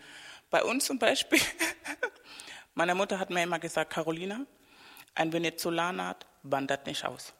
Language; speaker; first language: German; non-native, fluent; Spanish